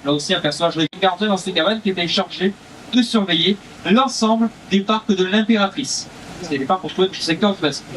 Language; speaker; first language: French; native; French